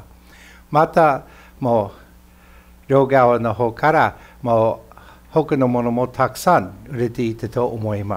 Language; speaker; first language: Japanese; non-native, fluent; English